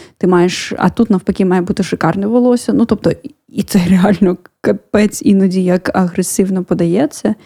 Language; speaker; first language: Ukrainian; native; Ukrainian